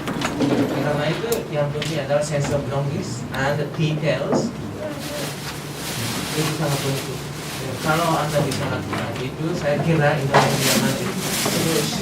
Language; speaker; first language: Indonesian; non-native, fluent; Japanese